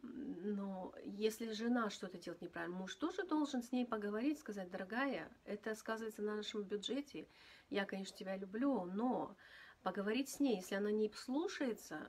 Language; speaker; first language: Russian; native; Russian